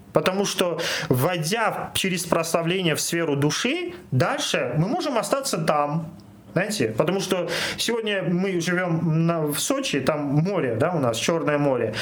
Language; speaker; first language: Russian; non-native, local second language; Armenian